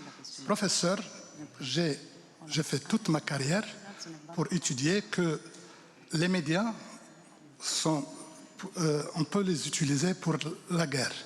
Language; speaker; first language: French; non-native, local second language; Arabic